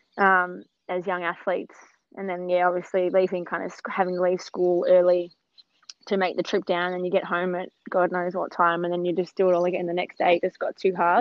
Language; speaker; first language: English; native; English